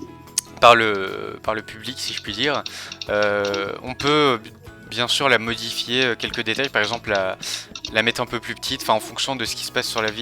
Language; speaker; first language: French; native; French